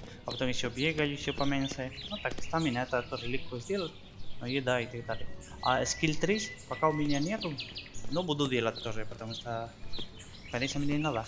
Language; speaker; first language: Russian; non-native, learner; Spanish